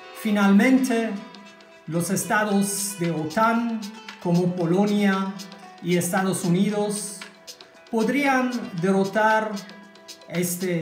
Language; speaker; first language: Spanish; non-native, fluent; German